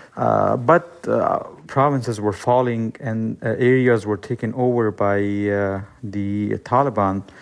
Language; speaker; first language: English; non-native, fluent; Persian